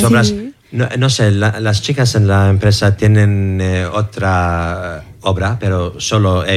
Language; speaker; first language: Spanish; non-native, learner; English